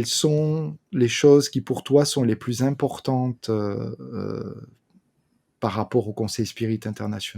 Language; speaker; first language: French; native; French